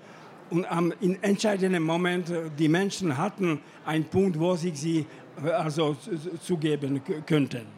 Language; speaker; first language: German; non-native, fluent; Slovak